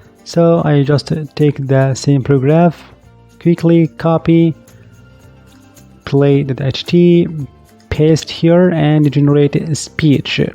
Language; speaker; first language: English; non-native, fluent; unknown